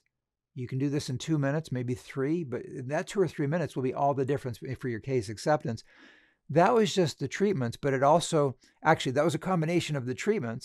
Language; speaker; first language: English; native; English